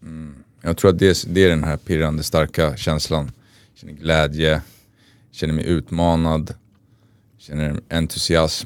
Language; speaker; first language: Swedish; native; Swedish